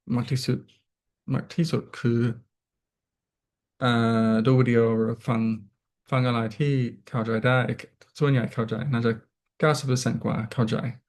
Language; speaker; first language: Thai; non-native, learner; English